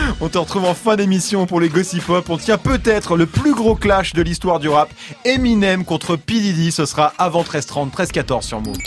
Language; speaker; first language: French; native; French